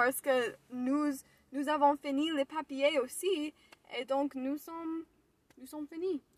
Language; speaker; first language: French; non-native, learner; English